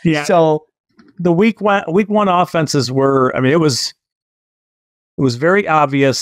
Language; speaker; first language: English; native; English